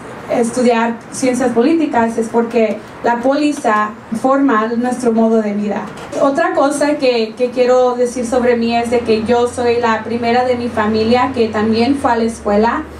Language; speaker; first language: Spanish; early bilingual, heritage; Spanish